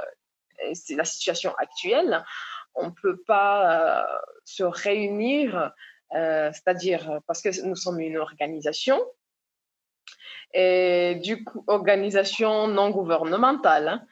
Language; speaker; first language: French; non-native, local second language; Comorian